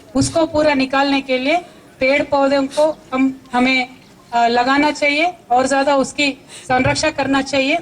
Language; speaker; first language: Hindi; non-native, local second language; Telugu